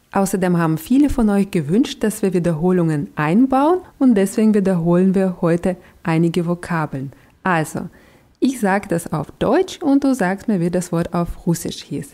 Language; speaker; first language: German; non-native, fluent; Russian